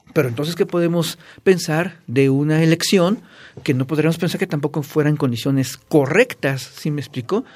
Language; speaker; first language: Spanish; native; Spanish